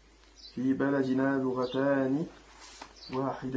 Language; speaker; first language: Arabic; non-native, learner; French